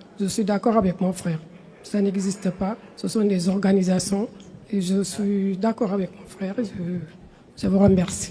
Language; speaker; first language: French; non-native, local second language; Soninke